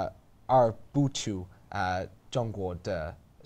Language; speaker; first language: Chinese; non-native, learner; English